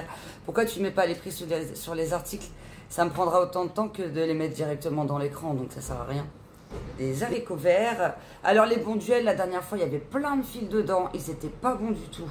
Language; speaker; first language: French; native; French